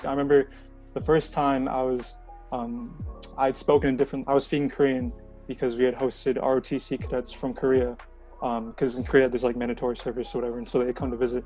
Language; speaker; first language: English; early bilingual, other home language; Korean